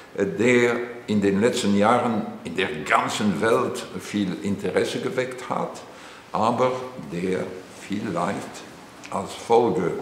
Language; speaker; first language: German; non-native, fluent; French